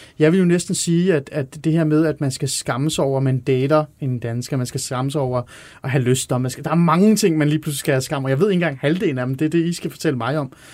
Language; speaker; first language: Danish; early bilingual, other home language; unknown